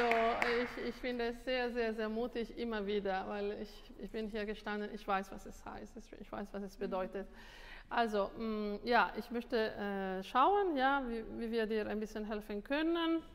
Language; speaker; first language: German; non-native, fluent; Italian